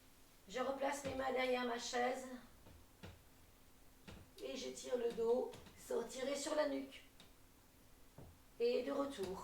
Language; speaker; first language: French; native; French